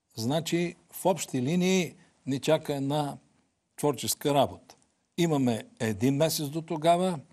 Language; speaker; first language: Bulgarian; native; Bulgarian